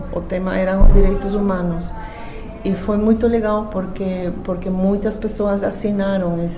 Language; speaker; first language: Portuguese; non-native, fluent; Spanish